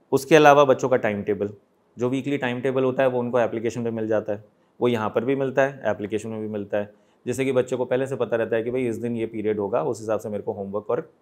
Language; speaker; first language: Hindi; native; Hindi